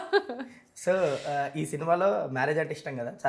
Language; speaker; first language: Telugu; native; Telugu